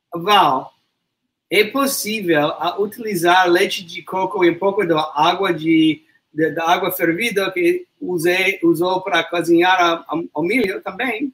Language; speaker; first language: Portuguese; non-native, learner; English